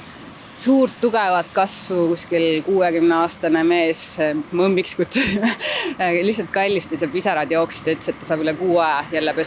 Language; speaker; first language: Estonian; native; Estonian